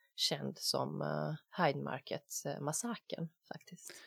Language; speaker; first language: Swedish; non-native, fluent; Bosnian